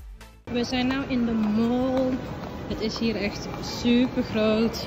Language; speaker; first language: Dutch; early bilingual, other home language; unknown